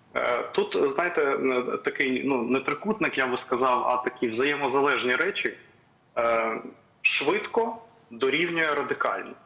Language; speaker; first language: Ukrainian; non-native, local second language; Russian